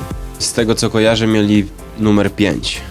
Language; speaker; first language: Polish; native; Polish